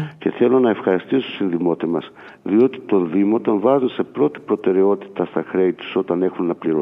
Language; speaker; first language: Greek; native; Greek